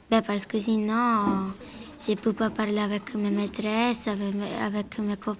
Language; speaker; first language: French; non-native, learner; Georgian